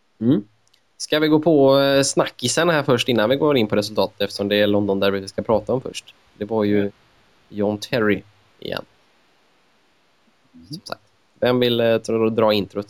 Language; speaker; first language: Swedish; native; Swedish